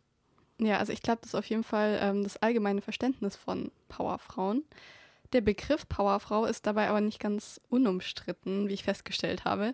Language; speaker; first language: German; native; German